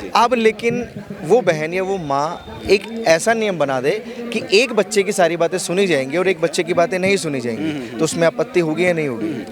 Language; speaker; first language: Hindi; native; Hindi